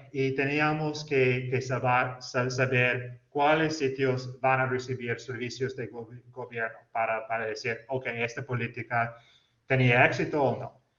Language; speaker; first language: Spanish; non-native, fluent; English